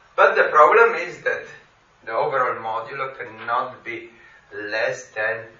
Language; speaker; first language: English; non-native, fluent; Slovenian